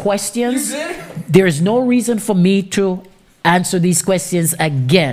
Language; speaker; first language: English; non-native, local second language; Jamaican Creole English